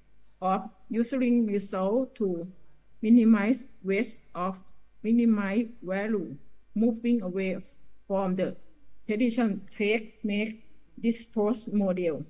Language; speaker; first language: English; non-native, learner; Thai